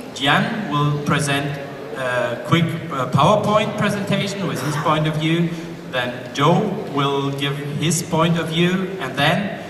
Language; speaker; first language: English; non-native, fluent; German